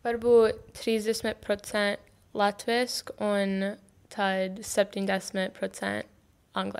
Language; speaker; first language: Latvian; early bilingual, heritage; English